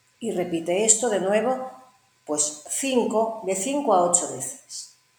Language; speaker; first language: Spanish; native; Spanish